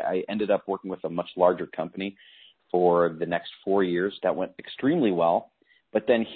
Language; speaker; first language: English; native; English